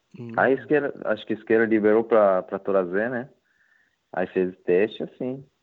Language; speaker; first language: Portuguese; non-native, learner; Japanese